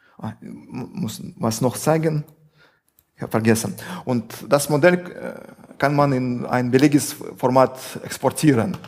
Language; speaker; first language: German; non-native, fluent; Russian